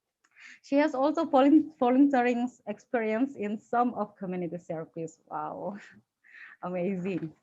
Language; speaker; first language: English; non-native, fluent; Indonesian